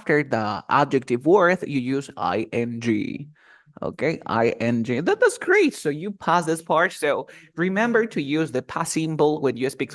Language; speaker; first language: English; non-native, fluent; Spanish